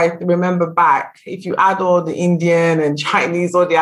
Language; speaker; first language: English; native; English